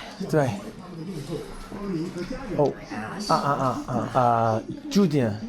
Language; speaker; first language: Chinese; non-native, learner; English